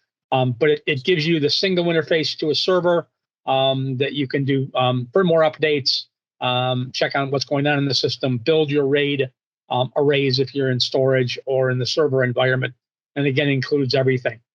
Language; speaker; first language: English; native; English